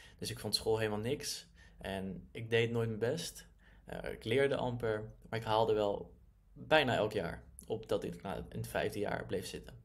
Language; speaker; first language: Dutch; native; Dutch